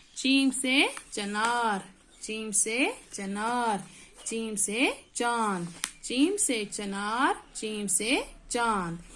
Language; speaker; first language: Hindi; non-native, local second language; Kashmiri